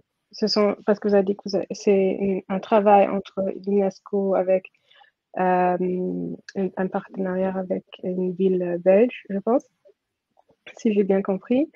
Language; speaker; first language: French; non-native, fluent; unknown